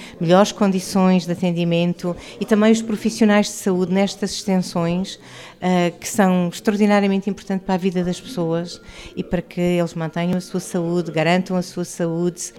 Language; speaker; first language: Portuguese; native; Portuguese